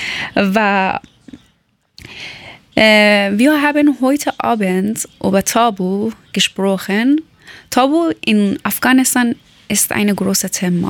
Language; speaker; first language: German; non-native, learner; Persian